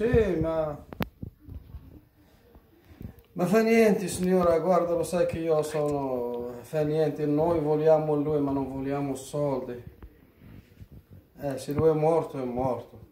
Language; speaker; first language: Italian; non-native, fluent; Arabic